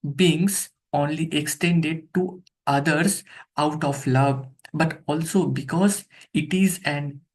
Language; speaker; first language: English; non-native, local second language; Bangla